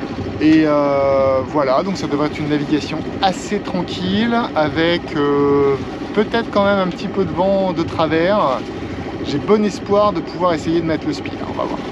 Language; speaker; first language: French; native; French